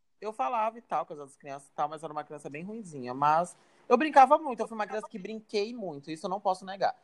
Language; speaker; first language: Portuguese; native; Portuguese